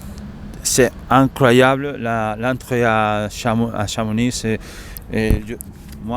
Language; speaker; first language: French; non-native, learner; Spanish